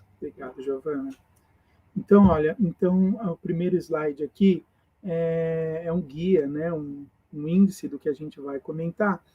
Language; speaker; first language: Portuguese; native; Portuguese